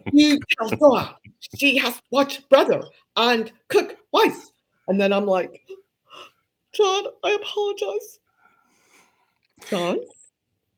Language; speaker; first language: English; native; English